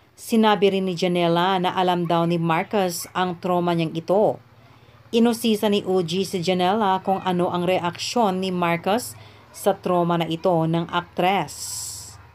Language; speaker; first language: Filipino; native; Filipino